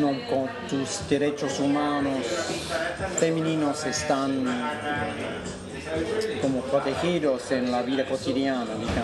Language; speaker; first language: Spanish; non-native, fluent; English